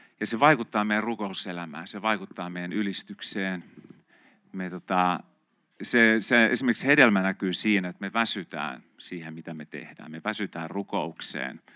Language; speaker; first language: Finnish; native; Finnish